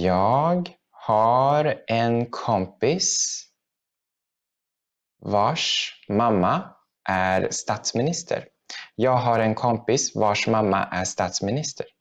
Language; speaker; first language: Swedish; non-native, fluent; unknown